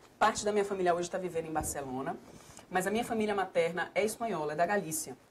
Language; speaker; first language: Portuguese; native; Portuguese